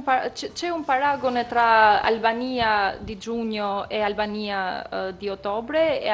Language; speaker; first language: Italian; non-native, fluent; Albanian